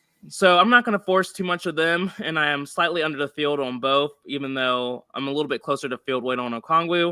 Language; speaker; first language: English; native; English